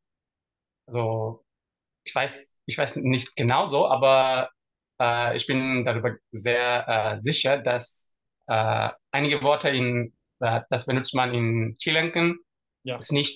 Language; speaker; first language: German; non-native, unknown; Tamil